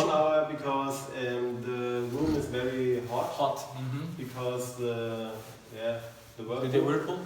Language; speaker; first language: English; non-native, learner; German